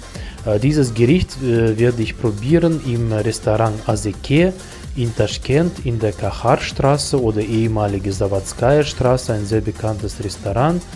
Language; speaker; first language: German; non-native, fluent; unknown